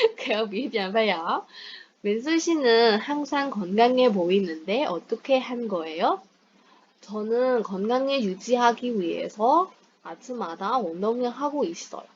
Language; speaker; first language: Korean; non-native, fluent; Burmese